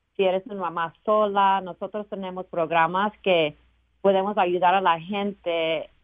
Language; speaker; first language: Spanish; early bilingual, heritage; Spanish